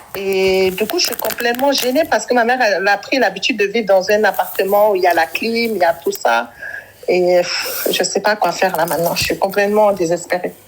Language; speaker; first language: French; early bilingual, other home language; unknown